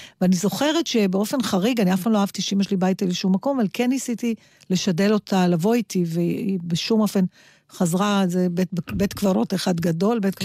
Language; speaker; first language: Hebrew; native; Hebrew